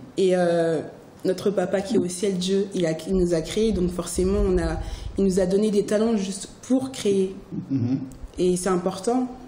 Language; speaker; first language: French; early bilingual, other home language; Haitian Creole